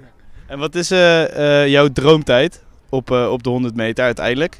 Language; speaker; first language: Dutch; native; Dutch